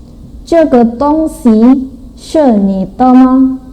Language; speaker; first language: Chinese; non-native, fluent; Indonesian